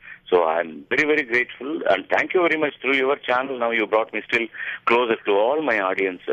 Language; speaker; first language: English; non-native, local second language; Telugu